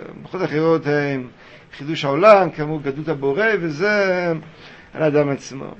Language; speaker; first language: Hebrew; native; Hebrew